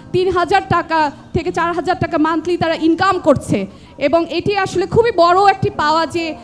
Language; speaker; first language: Bangla; non-native, local second language; Santali